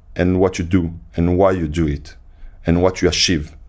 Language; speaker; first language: English; non-native, fluent; French